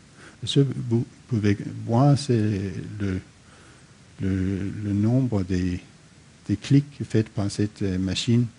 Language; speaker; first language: French; non-native, fluent; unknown